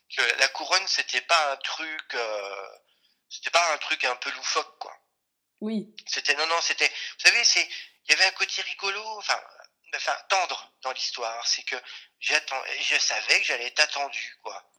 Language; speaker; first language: French; native; French